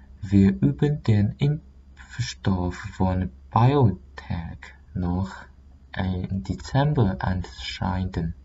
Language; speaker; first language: German; non-native, learner; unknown